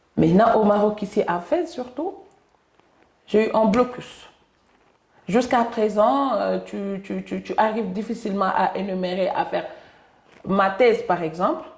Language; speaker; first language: French; non-native, local second language; Wolof